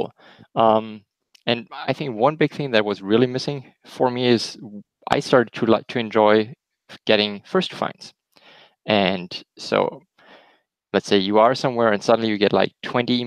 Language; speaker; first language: English; non-native, fluent; German